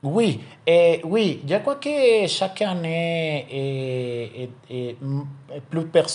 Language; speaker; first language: French; non-native, learner; Spanish